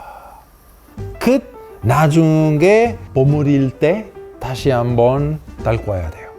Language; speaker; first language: Korean; non-native, fluent; Italian